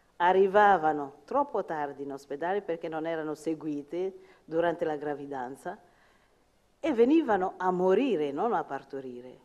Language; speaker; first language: Italian; non-native, fluent; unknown